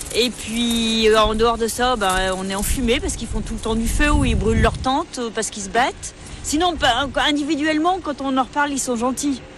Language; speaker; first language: French; native; French